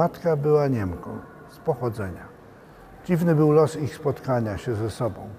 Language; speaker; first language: Polish; early bilingual, heritage; Polish